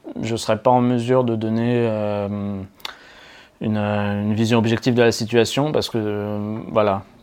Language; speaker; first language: French; native; French